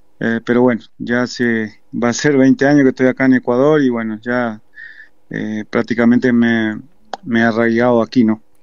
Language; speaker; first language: Spanish; native; Spanish